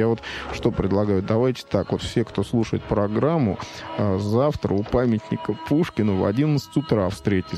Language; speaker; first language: Russian; native; Russian